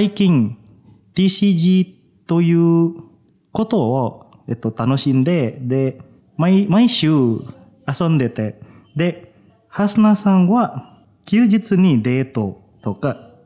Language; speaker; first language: Japanese; non-native, fluent; Indonesian